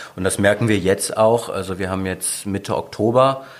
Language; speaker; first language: German; native; German